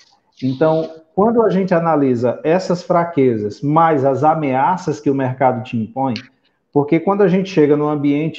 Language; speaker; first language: Portuguese; native; Portuguese